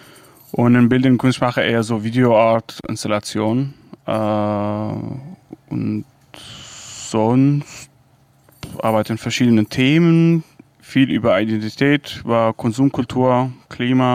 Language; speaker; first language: German; non-native, fluent; Kurdish